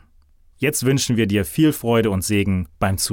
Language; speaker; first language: German; native; German